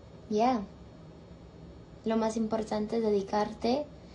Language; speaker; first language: Spanish; early bilingual, heritage; Spanish